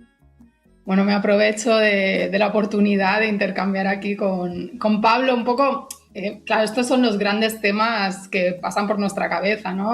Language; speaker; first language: Spanish; native; Spanish